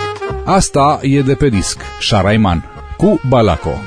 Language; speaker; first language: Romanian; native; Romanian